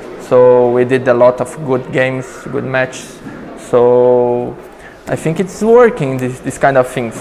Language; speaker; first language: English; non-native, learner; Portuguese